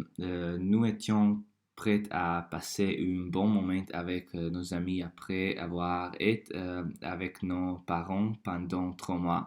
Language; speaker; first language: French; non-native, learner; Croatian